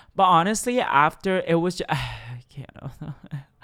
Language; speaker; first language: English; non-native, fluent; Chinese